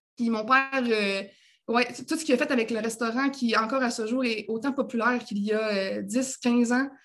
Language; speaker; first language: French; native; French